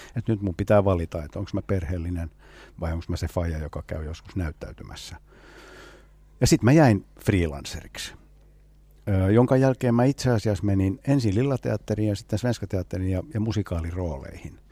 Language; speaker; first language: Finnish; non-native, local second language; Swedish